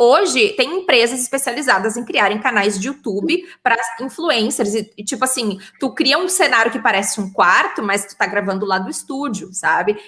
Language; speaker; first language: Portuguese; native; Portuguese